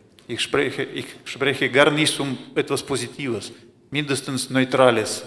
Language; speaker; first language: German; non-native, fluent; Russian